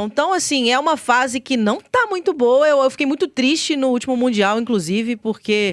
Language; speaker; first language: Portuguese; native; Portuguese